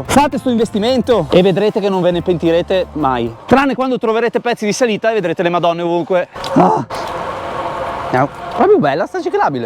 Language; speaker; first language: Italian; native; Italian